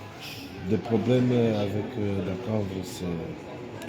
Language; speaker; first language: French; non-native, learner; Romanian